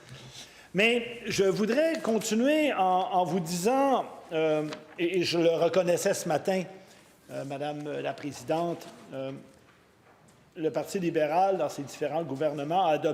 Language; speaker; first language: French; native; French